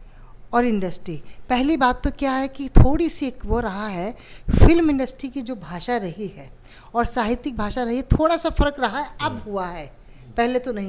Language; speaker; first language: Hindi; native; Hindi